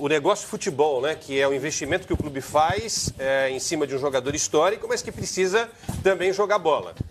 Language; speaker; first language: Portuguese; native; Portuguese